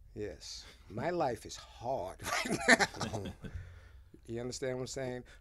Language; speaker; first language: English; early bilingual, other home language; Haitian Creole